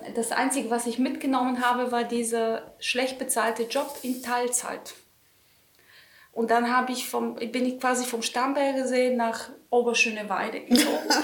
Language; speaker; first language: German; non-native, fluent; Bulgarian